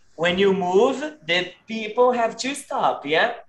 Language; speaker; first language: English; non-native, fluent; Portuguese